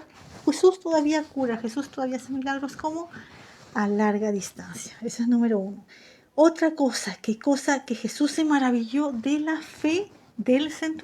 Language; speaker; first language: Spanish; native; Spanish